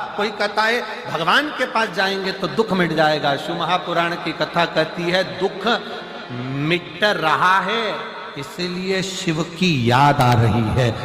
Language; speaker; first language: Hindi; native; Hindi